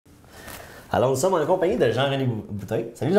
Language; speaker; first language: French; native; French